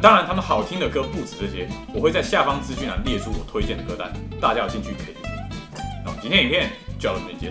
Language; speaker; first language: Chinese; native; Chinese